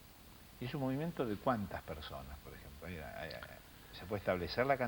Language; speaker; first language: Spanish; native; Spanish